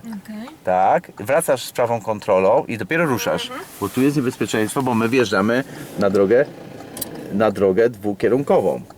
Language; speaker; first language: Polish; native; Polish